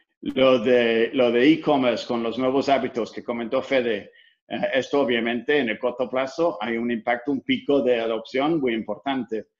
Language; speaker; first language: Spanish; non-native, fluent; English